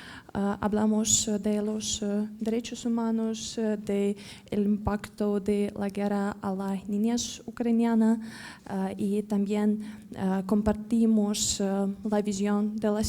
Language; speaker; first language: Spanish; non-native, fluent; Ukrainian